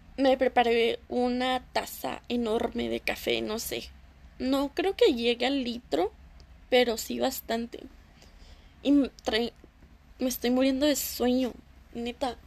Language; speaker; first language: Spanish; early bilingual, heritage; Spanish